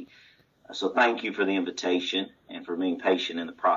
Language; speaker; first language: English; native; English